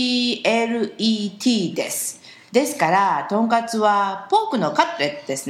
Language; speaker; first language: Japanese; native; Japanese